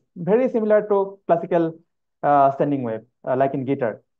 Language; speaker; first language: English; non-native, local second language; Assamese